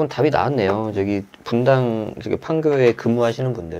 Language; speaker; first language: Korean; native; Korean